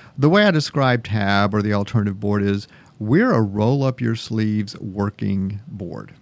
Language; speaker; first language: English; native; English